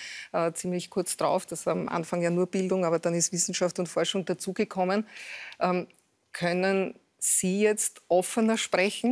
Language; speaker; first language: German; native; German